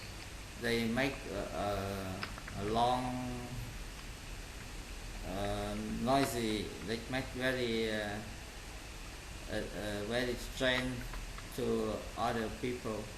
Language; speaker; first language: English; non-native, learner; Vietnamese